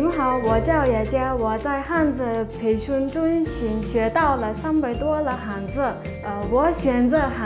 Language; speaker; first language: Chinese; non-native, learner; Mongolian